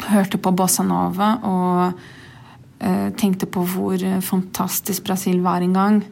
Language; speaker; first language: Norwegian; non-native, fluent; Portuguese